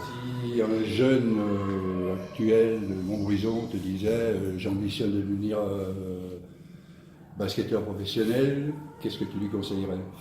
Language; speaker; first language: French; native; French